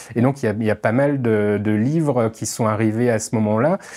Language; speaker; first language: French; native; French